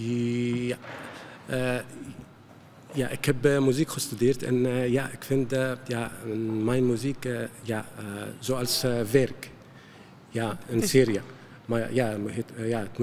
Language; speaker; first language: Dutch; non-native, learner; Arabic